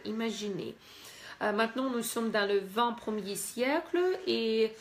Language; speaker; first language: French; non-native, fluent; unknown